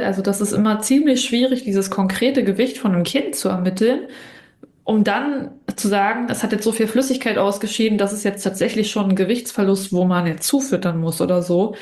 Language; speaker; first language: German; native; German